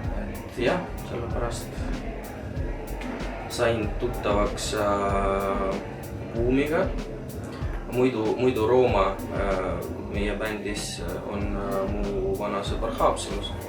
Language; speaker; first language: Estonian; non-native, local second language; Russian